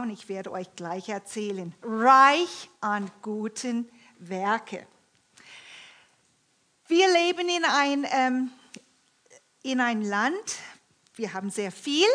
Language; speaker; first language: German; non-native, fluent; English